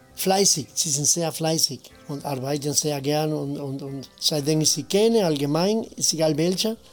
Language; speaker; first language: German; non-native, fluent; Spanish